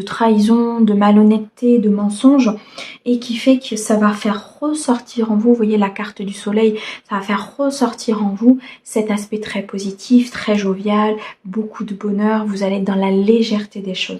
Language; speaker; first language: French; native; French